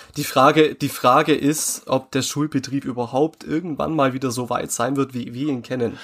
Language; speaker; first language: German; native; German